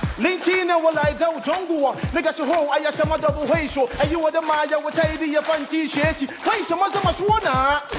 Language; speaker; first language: Chinese; non-native, fluent; English